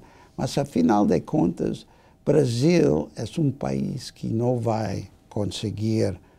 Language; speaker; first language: Portuguese; non-native, fluent; English